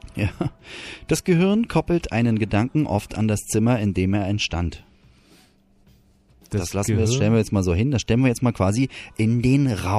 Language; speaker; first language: German; native; German